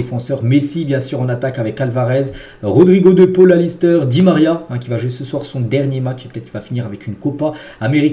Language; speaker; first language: French; native; French